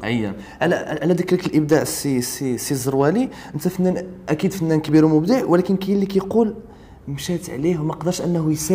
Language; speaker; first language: Arabic; native; Arabic